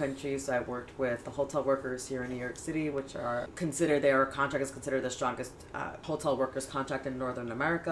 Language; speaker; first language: English; early bilingual, other home language; Spanish